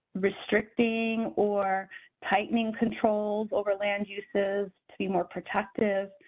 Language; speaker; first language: English; native; English